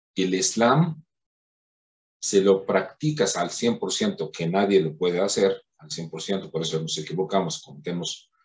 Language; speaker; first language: Spanish; non-native, fluent; Arabic